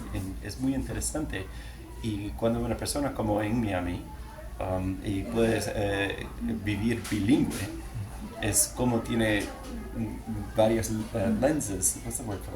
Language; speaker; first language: Spanish; non-native, learner; English